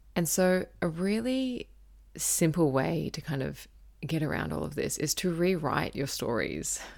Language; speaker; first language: English; native; English